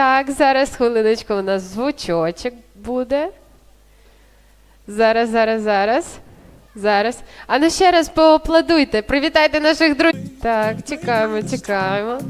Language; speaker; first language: Ukrainian; native; Ukrainian